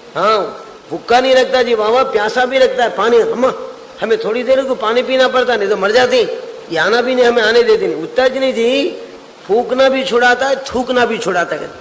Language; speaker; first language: Urdu; native; Urdu